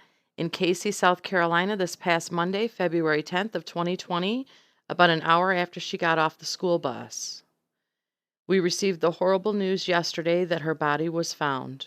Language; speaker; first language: English; native; English